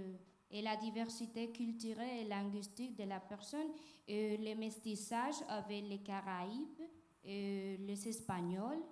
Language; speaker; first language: French; non-native, fluent; Spanish